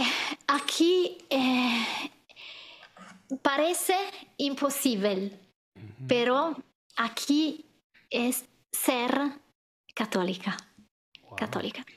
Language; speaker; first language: Spanish; non-native, fluent; Italian